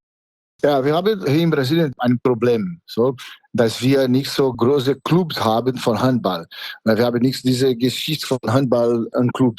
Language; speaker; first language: German; non-native, fluent; Portuguese